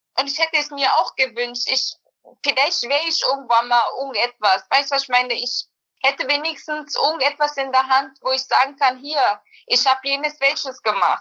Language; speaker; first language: German; early bilingual, other home language; Bosnian